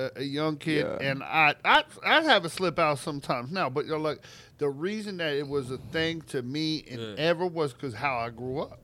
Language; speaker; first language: English; native; English